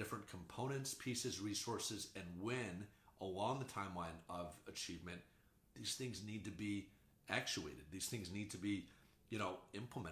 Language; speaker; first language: English; native; English